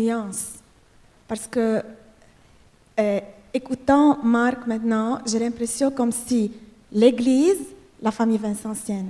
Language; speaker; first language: French; non-native, fluent; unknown